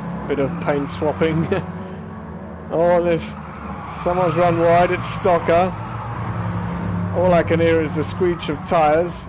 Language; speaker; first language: English; native; English